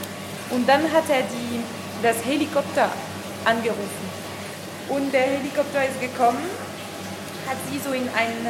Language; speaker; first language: German; non-native, learner; French